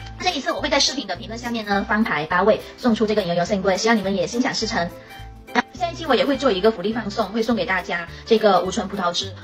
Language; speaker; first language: Chinese; non-native, fluent; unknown